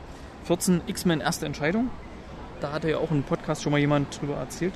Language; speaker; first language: German; native; German